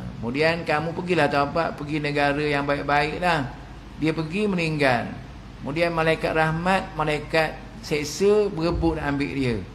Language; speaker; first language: Malay; native; Malay